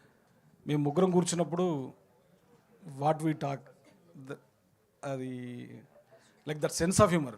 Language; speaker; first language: Telugu; native; Telugu